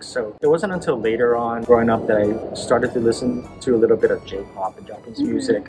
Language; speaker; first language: English; native; English